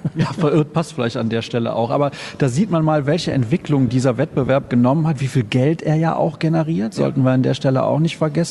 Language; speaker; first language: German; native; German